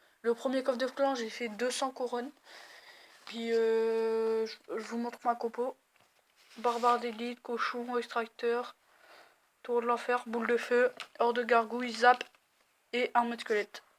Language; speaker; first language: French; native; French